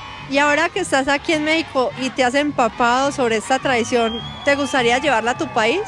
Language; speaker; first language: Spanish; native; Spanish